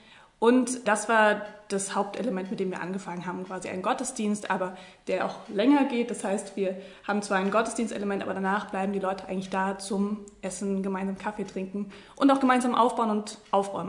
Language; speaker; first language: German; native; German